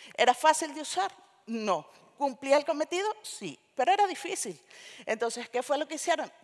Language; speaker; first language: Spanish; native; Spanish